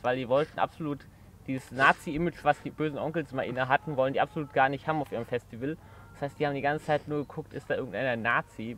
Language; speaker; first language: German; native; German